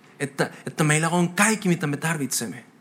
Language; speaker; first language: Finnish; non-native, fluent; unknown